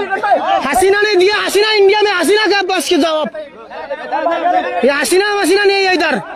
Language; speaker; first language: Hindi; non-native, learner; Bangla